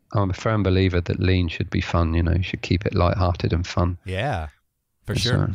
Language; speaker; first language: English; native; English